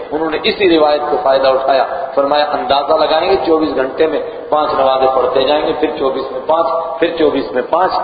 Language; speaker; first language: Urdu; non-native, local second language; Punjabi